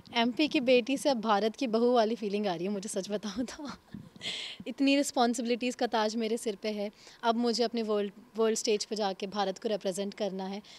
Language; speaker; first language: Hindi; native; Hindi